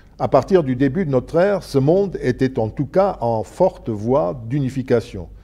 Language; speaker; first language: French; non-native, local second language; Luxembourgish